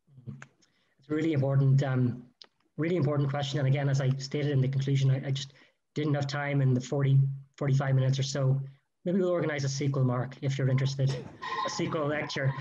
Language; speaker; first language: English; native; English